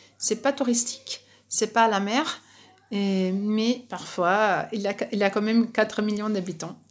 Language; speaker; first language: French; non-native, fluent; Portuguese